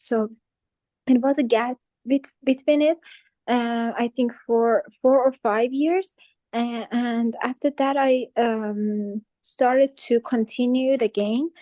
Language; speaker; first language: English; non-native, fluent; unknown